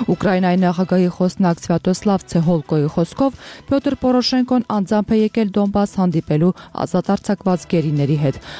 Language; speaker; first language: Armenian; native; Armenian